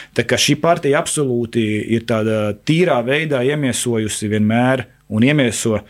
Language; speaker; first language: Latvian; native; Latvian